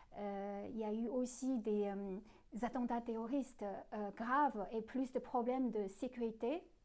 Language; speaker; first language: French; non-native, fluent; Chinese